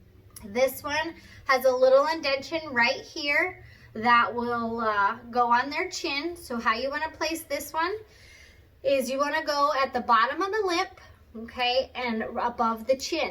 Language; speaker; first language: English; native; English